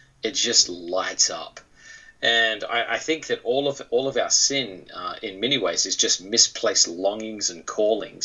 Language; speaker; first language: English; native; English